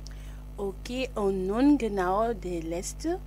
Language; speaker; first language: German; non-native, fluent; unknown